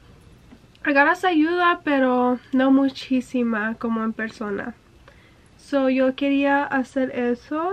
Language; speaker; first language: Spanish; early bilingual, heritage; English